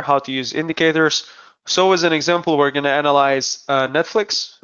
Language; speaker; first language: English; non-native, fluent; Hebrew